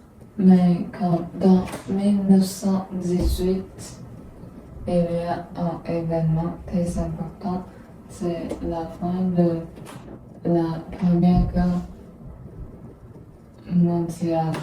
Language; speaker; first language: French; non-native, learner; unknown